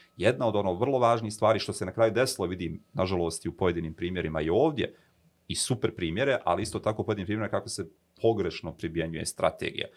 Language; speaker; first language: Bosnian; native; Bosnian